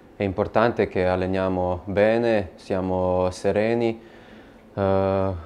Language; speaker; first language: Italian; non-native, fluent; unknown